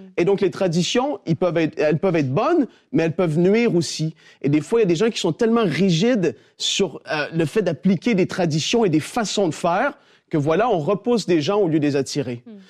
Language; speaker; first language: French; native; French